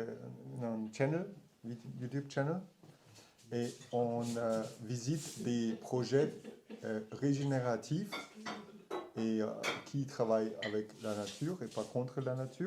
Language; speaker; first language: French; non-native, learner; German